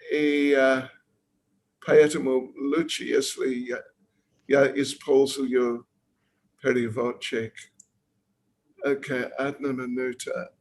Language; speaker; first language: Russian; non-native, learner; English